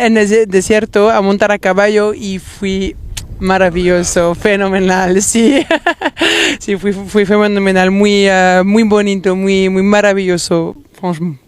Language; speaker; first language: Spanish; non-native, learner; Wolof